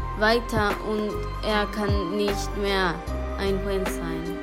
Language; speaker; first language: German; non-native, learner; Spanish